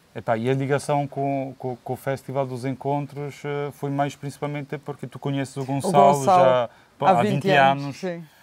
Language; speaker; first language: Portuguese; non-native, fluent; Italian